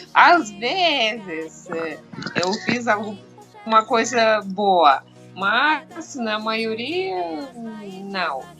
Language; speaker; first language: Portuguese; non-native, fluent; Russian